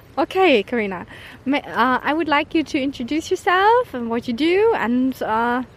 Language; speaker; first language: English; non-native, fluent; German